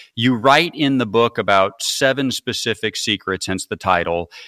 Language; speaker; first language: English; native; English